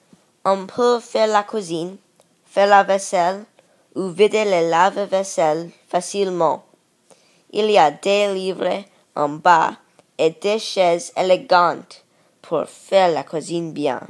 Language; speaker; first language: French; non-native, learner; English